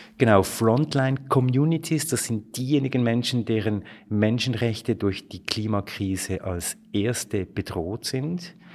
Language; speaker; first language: German; native; German